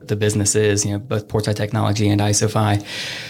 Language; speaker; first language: English; native; English